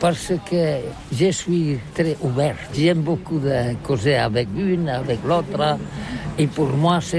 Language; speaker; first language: French; non-native, learner; Spanish